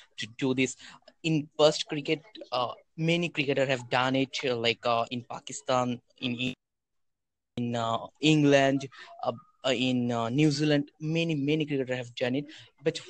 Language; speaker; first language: English; non-native, local second language; Bangla